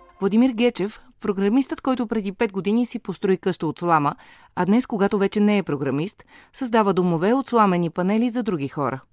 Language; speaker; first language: Bulgarian; native; Bulgarian